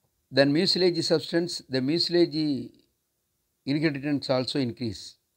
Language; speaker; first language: English; non-native, local second language; Tamil